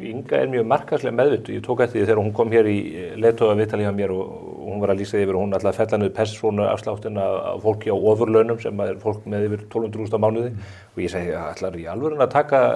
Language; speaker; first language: Icelandic; native; Icelandic